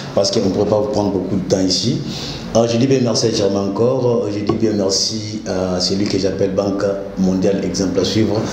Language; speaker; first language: French; non-native, local second language; Lingala